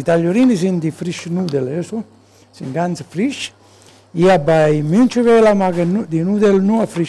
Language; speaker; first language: German; non-native, learner; Italian